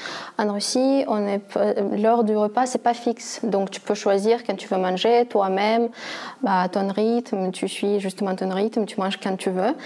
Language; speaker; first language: French; non-native, fluent; Russian